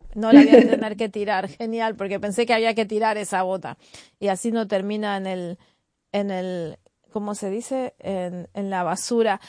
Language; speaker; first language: Spanish; native; Spanish